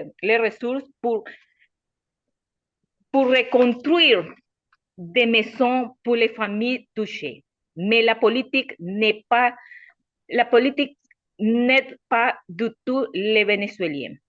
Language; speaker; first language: French; non-native, learner; Spanish